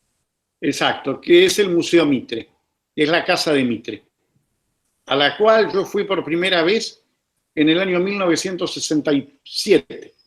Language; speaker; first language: Spanish; native; Spanish